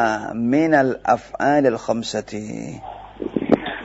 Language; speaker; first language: Arabic; non-native, fluent; Indonesian